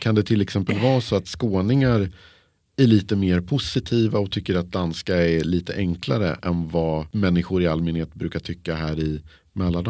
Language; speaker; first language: Swedish; native; Swedish